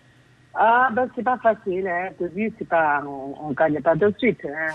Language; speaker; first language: French; non-native, fluent; Chinese